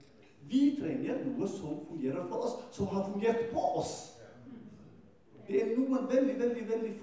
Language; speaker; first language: Norwegian; non-native, fluent; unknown